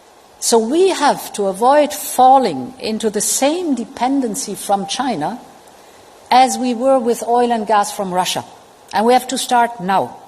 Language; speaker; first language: English; non-native, fluent; German